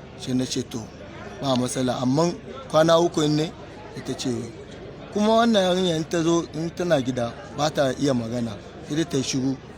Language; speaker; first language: Hausa; non-native, local second language; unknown